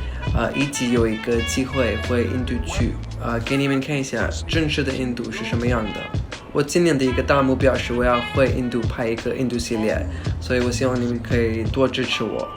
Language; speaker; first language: Chinese; early bilingual, other home language; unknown